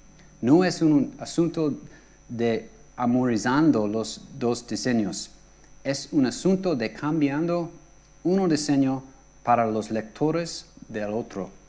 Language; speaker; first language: Spanish; non-native, fluent; English